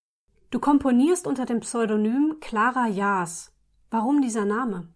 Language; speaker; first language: German; native; German